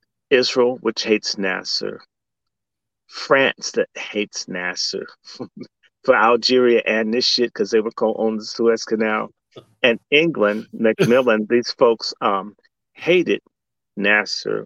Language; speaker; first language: English; native; English